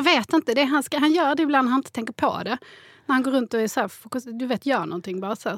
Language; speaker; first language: Swedish; native; Swedish